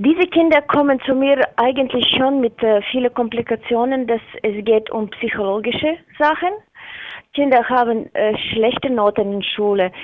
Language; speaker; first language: German; non-native, learner; Latvian